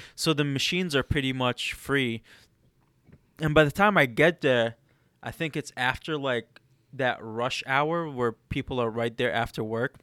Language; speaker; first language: English; early bilingual, other home language; Arabic